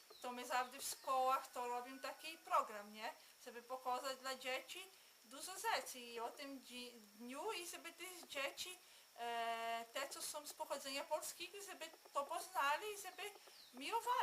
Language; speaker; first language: Polish; early bilingual, heritage; Polish